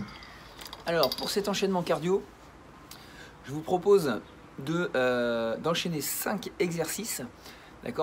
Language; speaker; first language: French; native; French